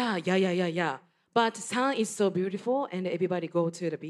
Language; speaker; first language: English; non-native, learner; Japanese